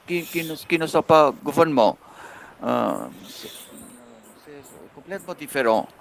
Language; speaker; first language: French; non-native, fluent; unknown